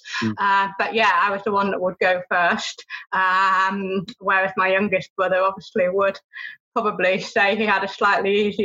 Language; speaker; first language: English; native; English